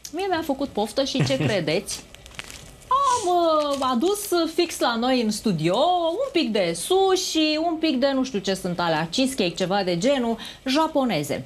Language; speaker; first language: Romanian; native; Romanian